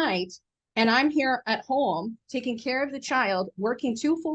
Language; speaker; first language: English; native; English